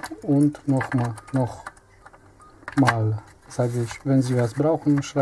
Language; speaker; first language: German; non-native, learner; Polish